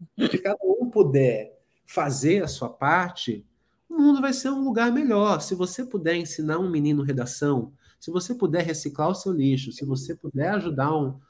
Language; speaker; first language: Portuguese; native; Portuguese